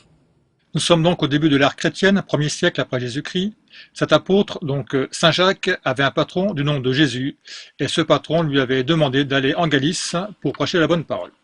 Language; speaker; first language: French; native; French